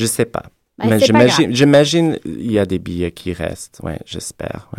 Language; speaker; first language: French; non-native, fluent; English